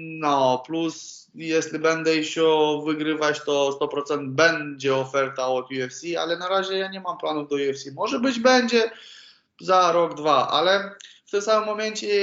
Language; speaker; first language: Polish; non-native, learner; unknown